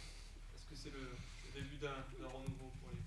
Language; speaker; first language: French; native; French